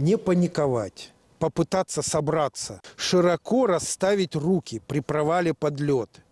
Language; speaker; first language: Russian; native; Russian